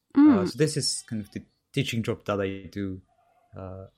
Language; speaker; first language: English; non-native, fluent; Polish